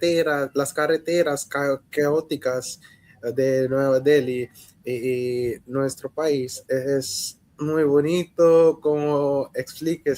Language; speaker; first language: Spanish; non-native, learner; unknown